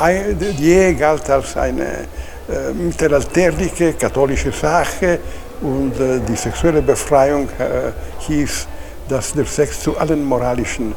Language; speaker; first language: German; non-native, fluent; Italian